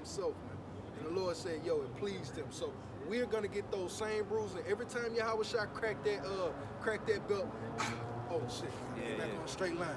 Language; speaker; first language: English; native; English